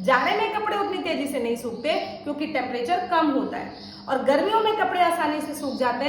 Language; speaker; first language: Hindi; native; Hindi